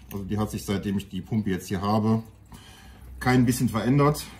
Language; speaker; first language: German; native; German